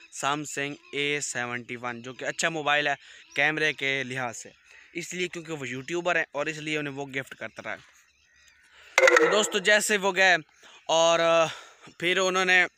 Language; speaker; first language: Urdu; non-native, local second language; Punjabi